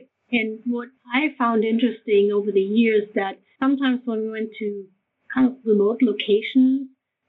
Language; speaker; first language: English; non-native, fluent; German